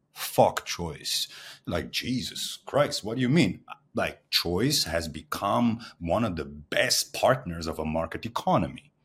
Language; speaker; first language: English; non-native, fluent; Portuguese